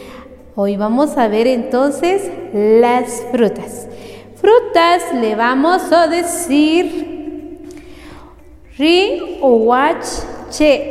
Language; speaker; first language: Spanish; non-native, local second language; Kaqchikel